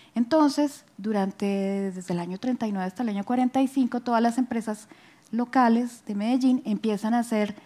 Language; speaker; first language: Spanish; native; Spanish